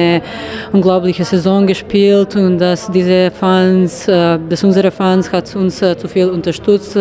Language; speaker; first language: German; non-native, learner; Serbian